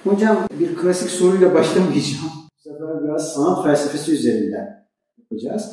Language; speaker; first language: Turkish; native; Turkish